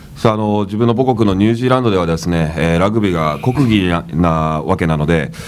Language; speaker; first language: Japanese; native; Japanese